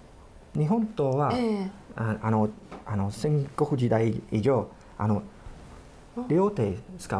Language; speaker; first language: Japanese; non-native, fluent; English